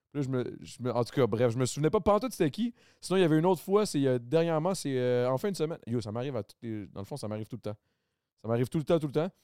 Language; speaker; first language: French; native; French